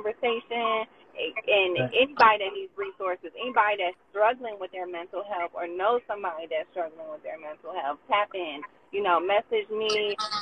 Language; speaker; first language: English; native; English